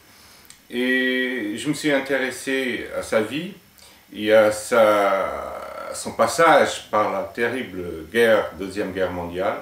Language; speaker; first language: French; non-native, fluent; Portuguese